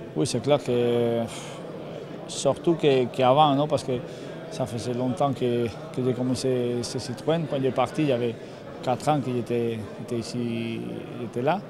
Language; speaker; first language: French; non-native, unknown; Spanish